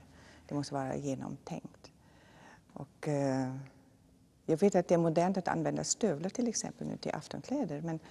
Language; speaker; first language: Swedish; non-native, fluent; German